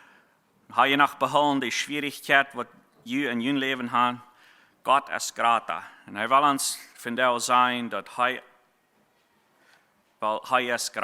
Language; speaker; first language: German; non-native, learner; Plautdietsch